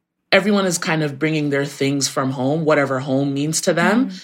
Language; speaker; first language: English; native; English